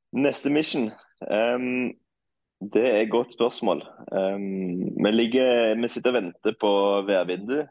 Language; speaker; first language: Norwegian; native; Norwegian